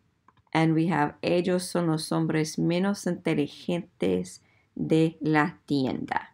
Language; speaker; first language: Spanish; non-native, fluent; English